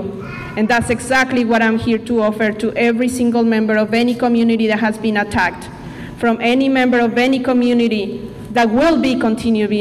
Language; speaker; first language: English; non-native, fluent; Spanish